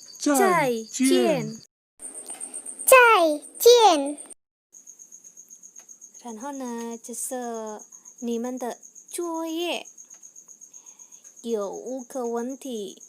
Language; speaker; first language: Chinese; non-native, learner; Indonesian